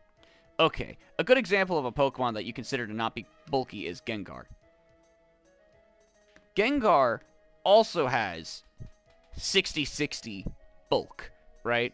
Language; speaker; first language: English; native; English